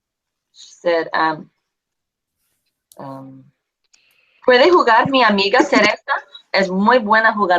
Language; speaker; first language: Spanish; non-native, fluent; English